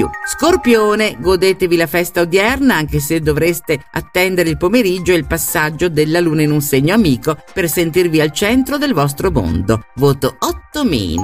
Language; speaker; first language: Italian; native; Italian